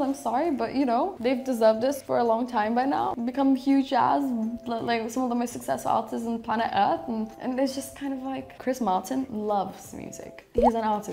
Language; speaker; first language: English; native; English